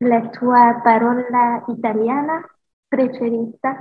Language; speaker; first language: Italian; non-native, learner; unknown